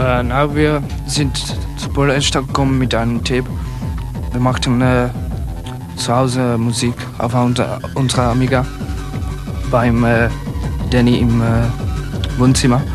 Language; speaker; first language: German; non-native, learner; Dutch